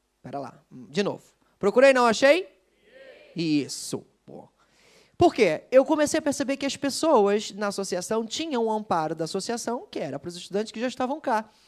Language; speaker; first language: Portuguese; native; Portuguese